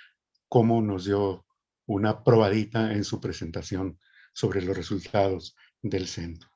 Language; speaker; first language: Spanish; native; Spanish